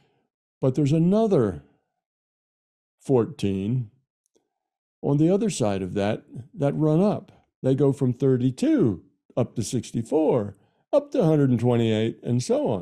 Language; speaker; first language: English; native; English